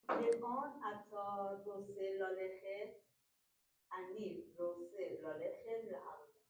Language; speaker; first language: Hebrew; non-native, learner; English